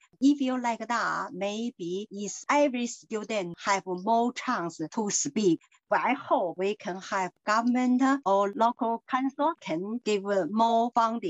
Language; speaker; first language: English; non-native, learner; Chinese